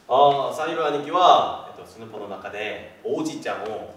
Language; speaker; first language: Japanese; non-native, fluent; Korean